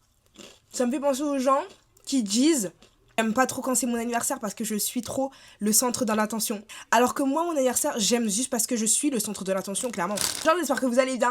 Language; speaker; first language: French; native; French